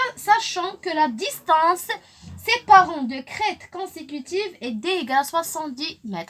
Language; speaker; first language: French; non-native, local second language; Arabic